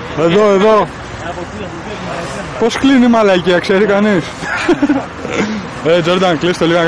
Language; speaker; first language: Greek; native; Greek